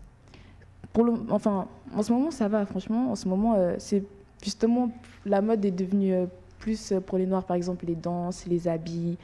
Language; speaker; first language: French; early bilingual, other home language; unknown